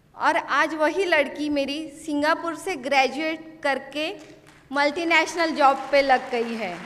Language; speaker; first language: Hindi; non-native, local second language; Marathi